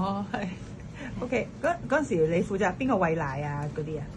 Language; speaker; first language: Cantonese; native; Cantonese